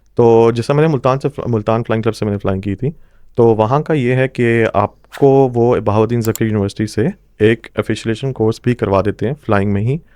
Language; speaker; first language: Urdu; non-native, local second language; Punjabi